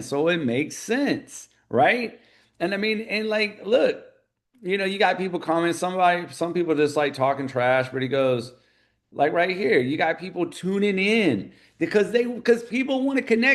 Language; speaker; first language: English; native; English